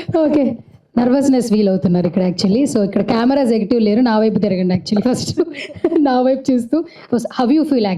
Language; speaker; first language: Telugu; native; Telugu